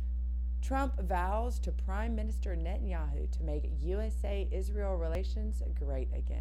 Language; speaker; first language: English; native; English